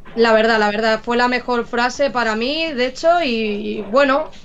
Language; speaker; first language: Spanish; native; Spanish